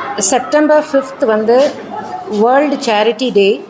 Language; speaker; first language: Tamil; native; Tamil